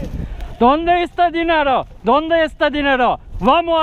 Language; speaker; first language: Spanish; non-native, learner; Turkish